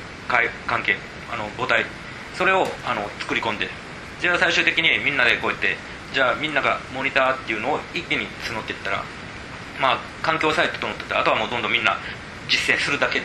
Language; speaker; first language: Japanese; native; Japanese